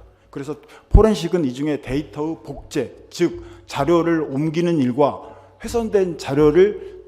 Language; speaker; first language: Korean; native; Korean